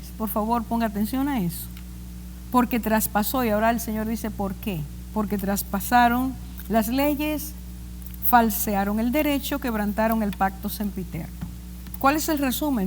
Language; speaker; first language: Spanish; native; Spanish